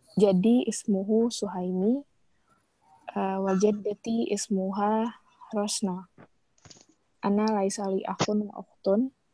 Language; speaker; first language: Arabic; non-native, learner; Indonesian